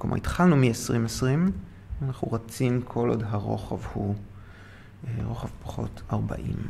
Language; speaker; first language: Hebrew; native; Hebrew